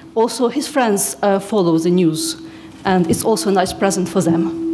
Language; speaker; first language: English; non-native, fluent; Ukrainian